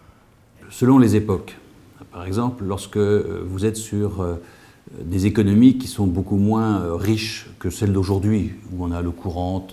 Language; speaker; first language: French; native; French